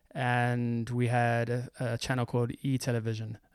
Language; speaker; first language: English; native; English